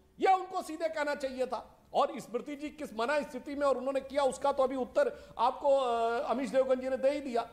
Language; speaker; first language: Hindi; native; Hindi